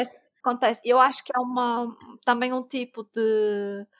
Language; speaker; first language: Portuguese; native; Portuguese